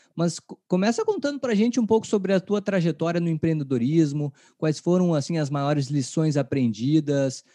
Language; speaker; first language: Portuguese; native; Portuguese